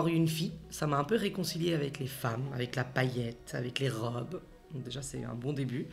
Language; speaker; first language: French; early bilingual, other home language; Portuguese